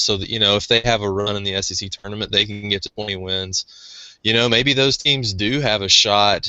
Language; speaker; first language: English; native; English